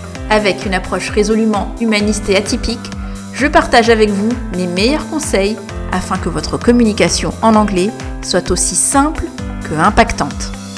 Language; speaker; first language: French; native; French